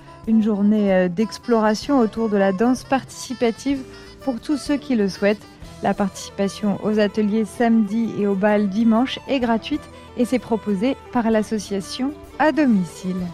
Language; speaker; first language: French; native; French